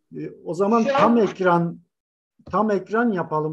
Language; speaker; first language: Turkish; native; Turkish